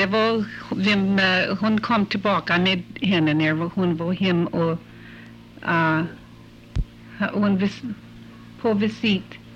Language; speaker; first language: Swedish; early bilingual, heritage; English